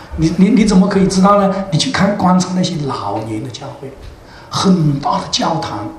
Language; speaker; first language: Chinese; native; Chinese